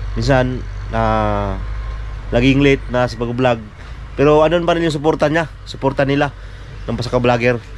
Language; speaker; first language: Filipino; non-native, local second language; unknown